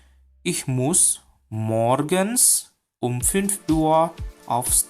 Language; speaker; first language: German; non-native, fluent; Indonesian